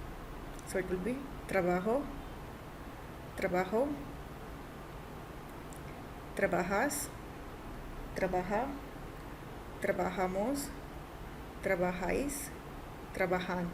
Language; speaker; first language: Spanish; non-native, fluent; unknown